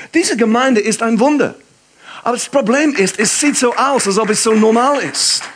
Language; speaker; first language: German; non-native, fluent; English